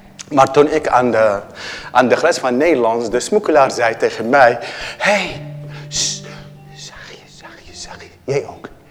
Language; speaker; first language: Dutch; non-native, learner; Arabic